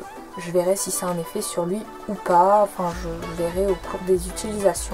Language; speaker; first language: French; native; French